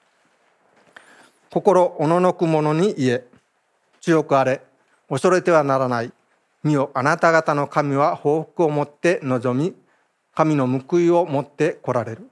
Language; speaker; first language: Japanese; native; Japanese